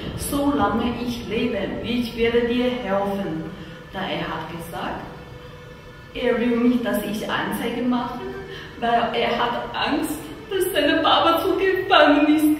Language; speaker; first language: German; non-native, learner; Chinese